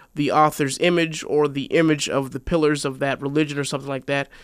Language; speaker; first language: English; native; English